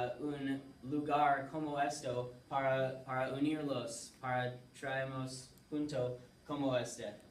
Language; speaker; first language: Spanish; non-native, learner; English